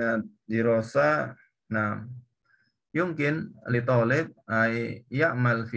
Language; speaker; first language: Arabic; non-native, learner; Indonesian